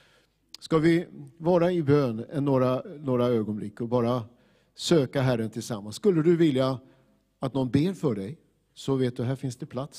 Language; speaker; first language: Swedish; native; Swedish